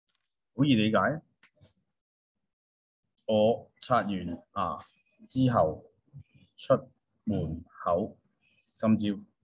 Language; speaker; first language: Chinese; native; Chinese